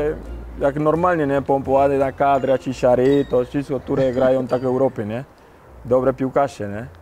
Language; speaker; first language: Polish; non-native, learner; Spanish